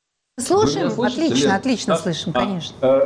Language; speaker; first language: Russian; native; Russian